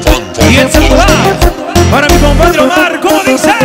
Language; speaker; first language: Spanish; native; Spanish